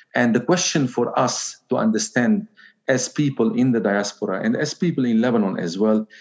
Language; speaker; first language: English; non-native, fluent; Arabic